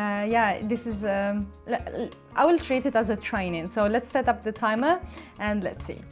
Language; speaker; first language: English; non-native, local second language; Arabic